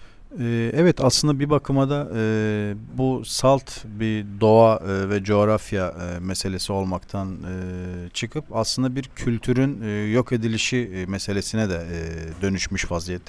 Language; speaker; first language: Turkish; native; Turkish